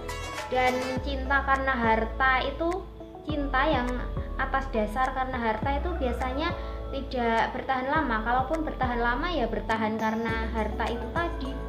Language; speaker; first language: Indonesian; native; Indonesian